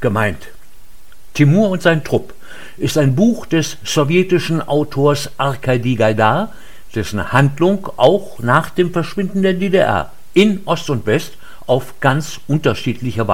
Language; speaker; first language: German; native; German